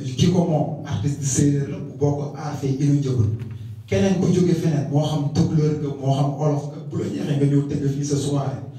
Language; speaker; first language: Wolof; non-native, local second language; Serer